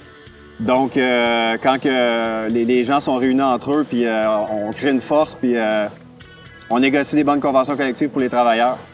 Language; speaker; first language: French; native; French